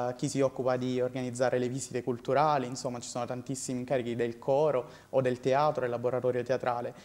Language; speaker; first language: Italian; native; Italian